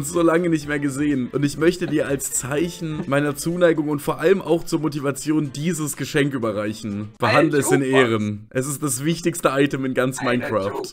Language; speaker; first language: German; native; German